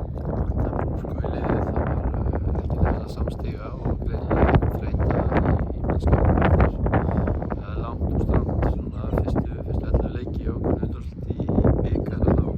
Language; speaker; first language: Icelandic; native; Icelandic